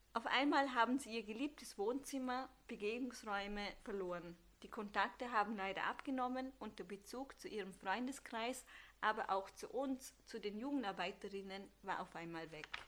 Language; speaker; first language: German; early bilingual, other home language; Turkish